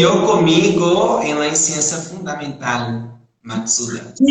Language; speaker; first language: Spanish; non-native, fluent; Portuguese